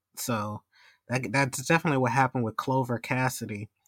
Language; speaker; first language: English; native; English